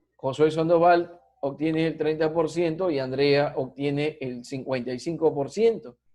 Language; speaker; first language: Spanish; native; Spanish